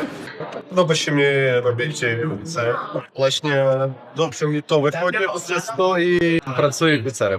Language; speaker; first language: Polish; non-native, learner; Ukrainian